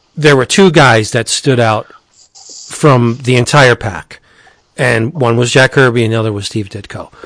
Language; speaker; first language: English; native; English